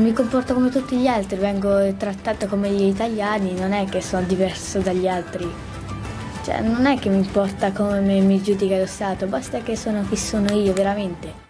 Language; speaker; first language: Italian; early bilingual, other home language; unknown